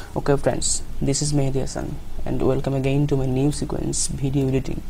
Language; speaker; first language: English; non-native, local second language; Bangla